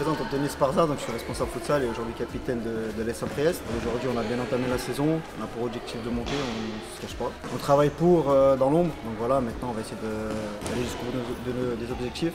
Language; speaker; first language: French; native; French